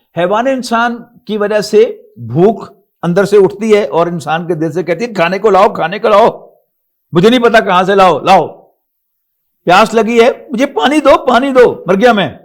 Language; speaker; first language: Urdu; non-native, local second language; Punjabi